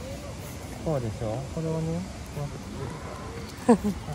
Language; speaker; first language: Japanese; native; Japanese